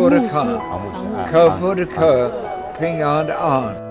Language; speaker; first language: Chinese; non-native, fluent; English